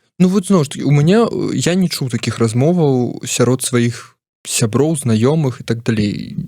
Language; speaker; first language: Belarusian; non-native, local second language; Russian